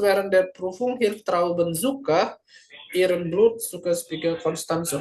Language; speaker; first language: German; non-native, fluent; Indonesian